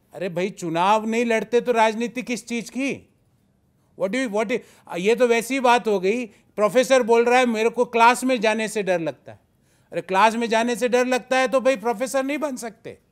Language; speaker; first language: Hindi; native; Hindi